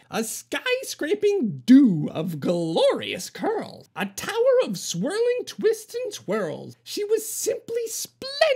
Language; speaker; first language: English; native; English